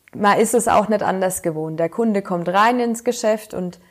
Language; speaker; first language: German; native; German